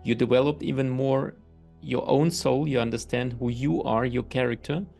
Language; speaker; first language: English; non-native, fluent; German